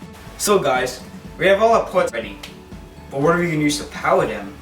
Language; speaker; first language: English; native; English